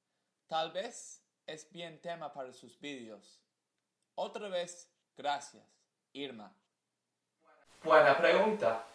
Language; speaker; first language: Spanish; non-native, learner; English